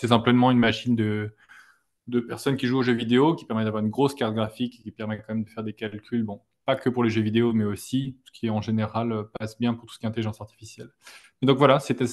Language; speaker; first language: French; native; French